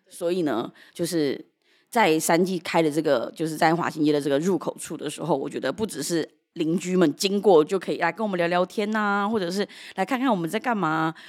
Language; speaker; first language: Chinese; early bilingual, heritage; Chinese